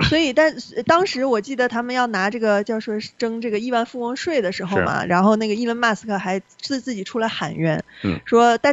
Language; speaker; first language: Chinese; native; Chinese